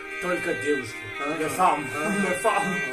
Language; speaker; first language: French; non-native, learner; Tajik